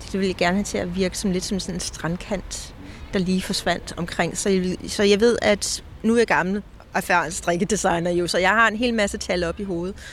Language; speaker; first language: Danish; native; Danish